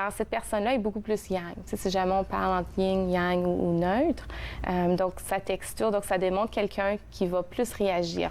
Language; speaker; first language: French; native; French